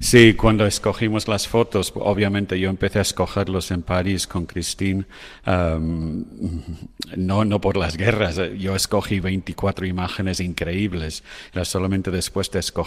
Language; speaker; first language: Spanish; non-native, fluent; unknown